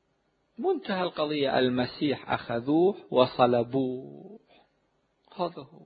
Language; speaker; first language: Arabic; native; Arabic